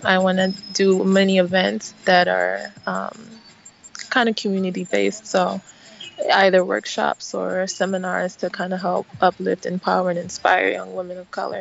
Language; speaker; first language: English; native; English